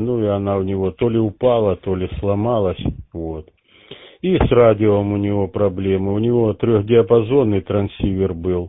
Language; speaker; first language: Russian; native; Russian